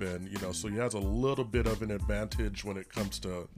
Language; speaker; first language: English; native; English